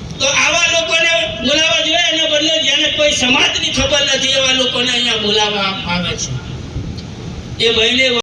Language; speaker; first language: Gujarati; non-native, local second language; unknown